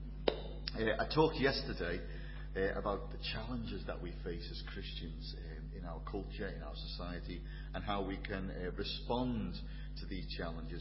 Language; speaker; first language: English; native; English